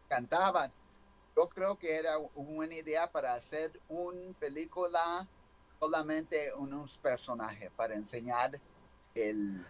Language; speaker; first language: Spanish; early bilingual, heritage; Spanish